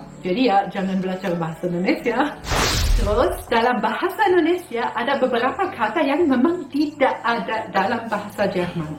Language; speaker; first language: Indonesian; non-native, fluent; German